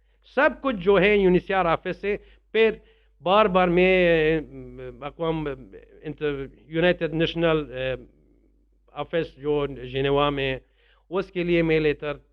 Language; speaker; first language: Hindi; non-native, learner; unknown